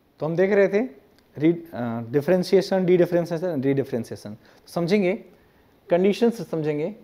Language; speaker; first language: Hindi; non-native, local second language; Gujarati